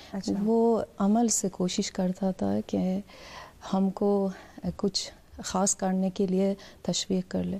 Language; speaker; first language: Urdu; non-native, fluent; Persian